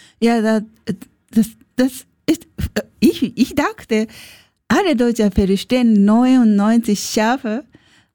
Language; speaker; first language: German; non-native, learner; Japanese